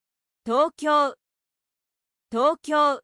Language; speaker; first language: Japanese; non-native, learner; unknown